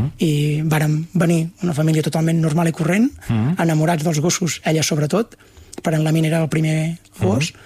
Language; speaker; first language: Catalan; native; Catalan